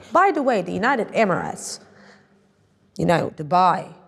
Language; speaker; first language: English; non-native, fluent; Arabic